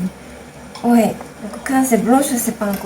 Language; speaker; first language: French; non-native, fluent; Japanese